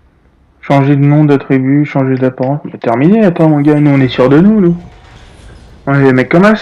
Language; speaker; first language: French; native; French